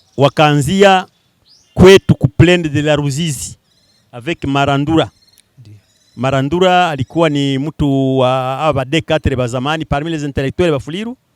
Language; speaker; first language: Swahili; non-native, local second language; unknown